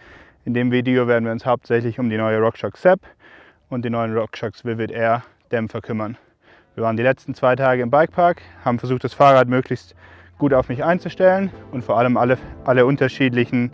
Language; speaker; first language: German; native; German